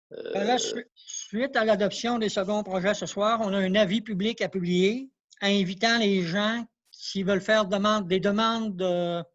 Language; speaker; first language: French; native; French